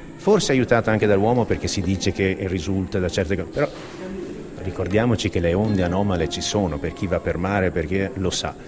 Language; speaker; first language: Italian; native; Italian